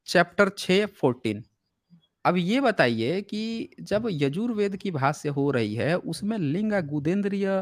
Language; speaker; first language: Hindi; native; Hindi